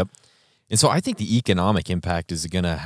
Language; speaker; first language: English; native; English